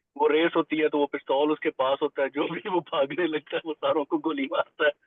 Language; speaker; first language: Hindi; non-native, local second language; Punjabi